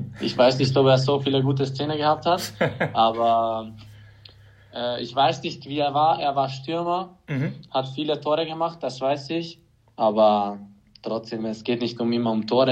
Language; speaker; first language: German; non-native, fluent; Hungarian